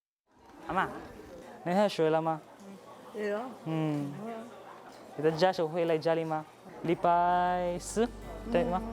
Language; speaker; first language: Chinese; non-native, learner; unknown